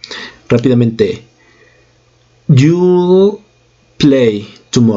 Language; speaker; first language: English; non-native, fluent; Spanish